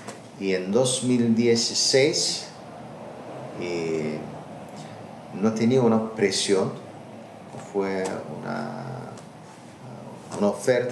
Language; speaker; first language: Spanish; non-native, learner; Azerbaijani